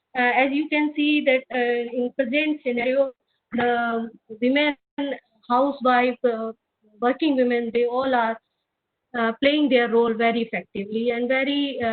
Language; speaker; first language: English; non-native, local second language; Hindi